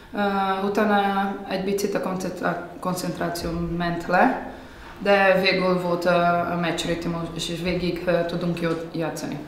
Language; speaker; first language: Hungarian; non-native, learner; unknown